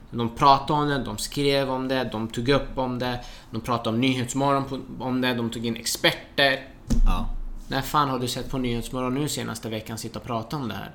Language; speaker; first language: Swedish; early bilingual, other home language; Persian